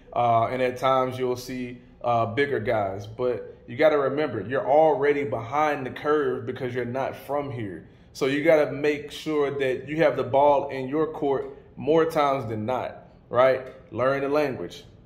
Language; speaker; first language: English; native; English